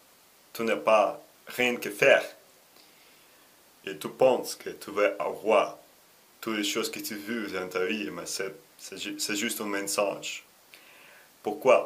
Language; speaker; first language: French; non-native, learner; Russian